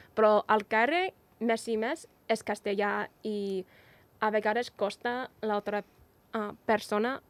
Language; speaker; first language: Catalan; non-native, fluent; English